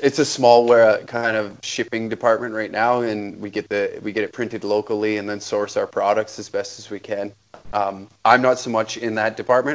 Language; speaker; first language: English; native; English